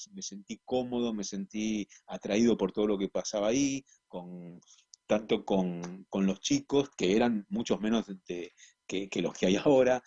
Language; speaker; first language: Spanish; native; Spanish